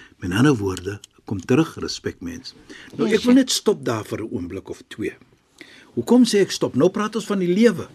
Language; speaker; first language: Afrikaans; non-native, fluent; Arabic